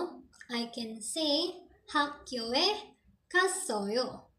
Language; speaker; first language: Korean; non-native, fluent; Filipino